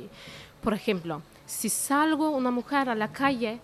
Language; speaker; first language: Spanish; non-native, fluent; Turkish